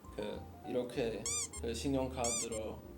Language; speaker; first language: Korean; non-native, learner; English